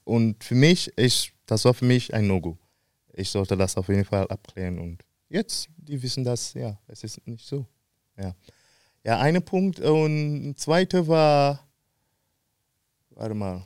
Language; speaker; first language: German; non-native, fluent; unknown